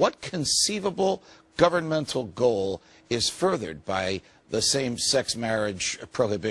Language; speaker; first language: English; native; English